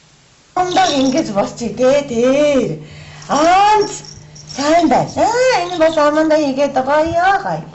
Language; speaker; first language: Mongolian; non-native, learner; Japanese